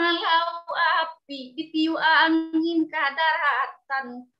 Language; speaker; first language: Indonesian; native; Indonesian